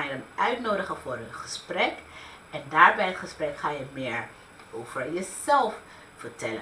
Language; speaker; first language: Dutch; early bilingual, other home language; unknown